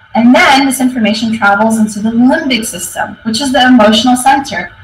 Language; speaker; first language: English; native; English